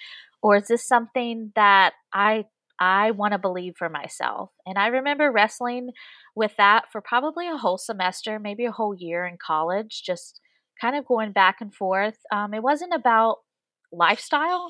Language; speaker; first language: English; native; English